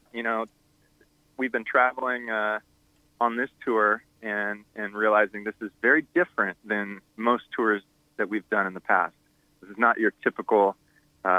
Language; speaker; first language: English; native; English